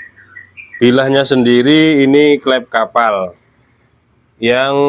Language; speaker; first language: Indonesian; native; Indonesian